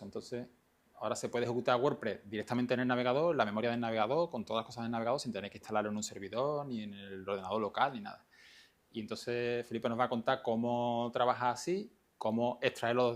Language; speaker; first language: Spanish; native; Spanish